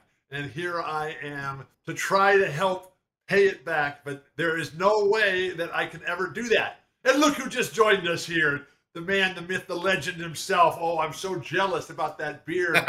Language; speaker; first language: English; native; English